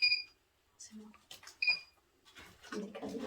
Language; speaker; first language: French; native; French